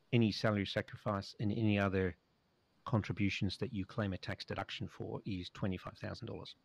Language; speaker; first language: English; native; English